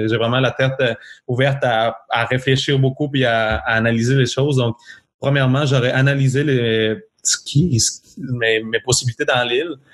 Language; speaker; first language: French; non-native, fluent; Spanish